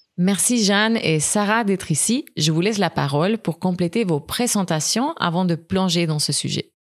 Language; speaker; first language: French; non-native, fluent; Spanish